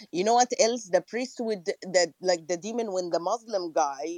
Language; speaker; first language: English; non-native, fluent; Arabic